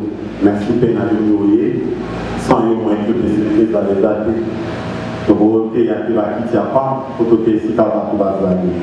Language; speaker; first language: French; non-native, local second language; Lingala